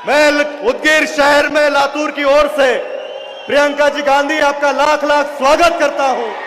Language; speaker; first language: Hindi; non-native, local second language; Marathi